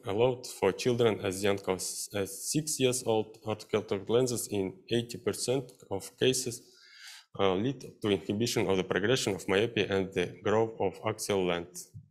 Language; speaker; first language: English; non-native, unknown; Russian